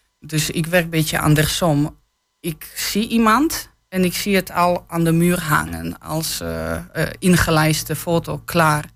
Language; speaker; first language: Dutch; non-native, fluent; Polish